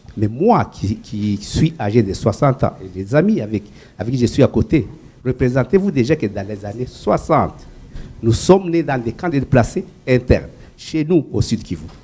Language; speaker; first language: French; non-native, local second language; Kinyarwanda